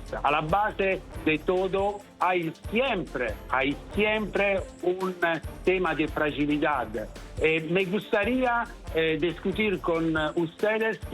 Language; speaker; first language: Spanish; non-native, fluent; Italian